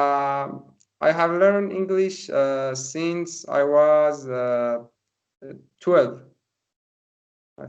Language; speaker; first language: English; non-native, learner; Persian